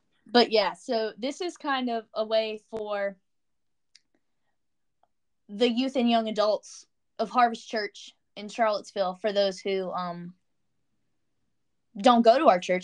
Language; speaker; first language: English; native; English